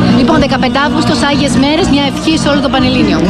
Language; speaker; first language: Greek; native; Greek